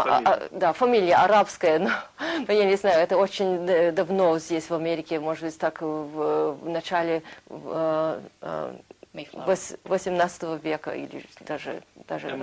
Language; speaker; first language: Russian; early bilingual, heritage; Russian